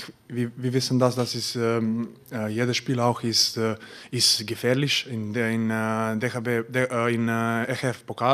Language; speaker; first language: German; non-native, learner; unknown